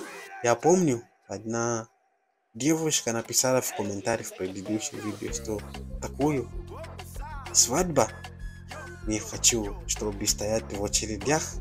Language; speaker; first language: Russian; non-native, fluent; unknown